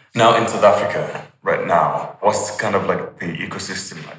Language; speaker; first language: English; non-native, local second language; Nyanja